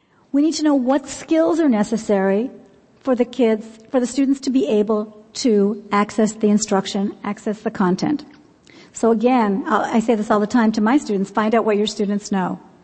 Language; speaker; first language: English; native; English